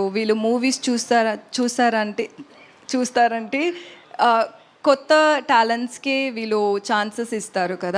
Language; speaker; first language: Telugu; non-native, learner; Tamil